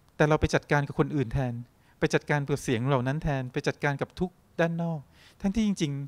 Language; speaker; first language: Thai; native; Thai